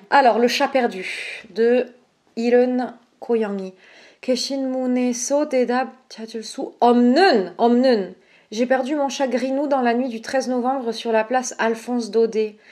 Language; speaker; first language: French; native; French